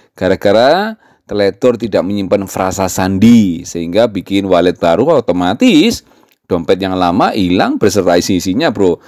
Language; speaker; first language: Indonesian; non-native, local second language; Javanese